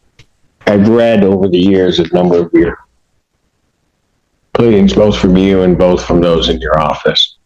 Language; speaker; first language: English; native; English